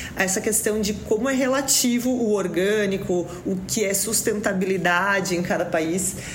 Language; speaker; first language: Portuguese; native; Portuguese